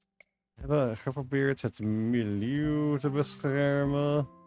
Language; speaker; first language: Dutch; non-native, learner; English